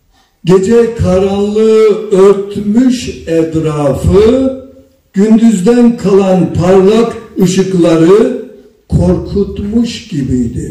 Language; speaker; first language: Turkish; native; Turkish